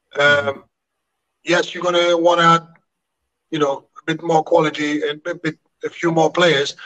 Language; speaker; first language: English; non-native, fluent; Greek